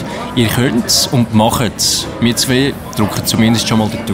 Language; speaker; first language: German; native; German